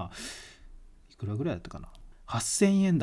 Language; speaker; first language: Japanese; native; Japanese